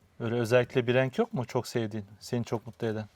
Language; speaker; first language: Turkish; native; Turkish